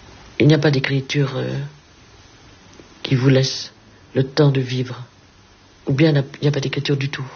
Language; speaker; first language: French; early bilingual, heritage; French